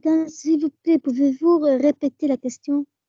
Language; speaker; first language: French; non-native, learner; Arabic